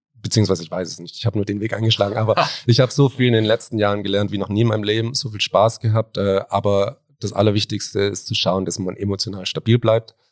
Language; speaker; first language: German; native; German